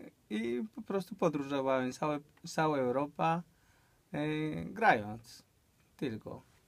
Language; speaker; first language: Polish; non-native, fluent; Spanish